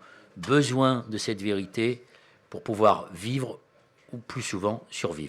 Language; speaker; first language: French; native; French